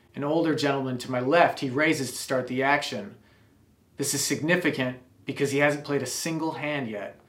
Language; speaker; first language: English; native; English